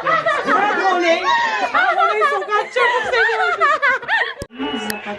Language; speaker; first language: Turkish; native; Turkish